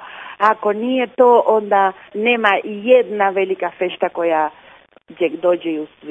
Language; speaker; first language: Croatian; early bilingual, heritage; Croatian